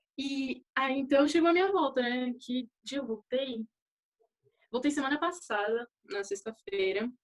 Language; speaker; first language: Portuguese; native; Portuguese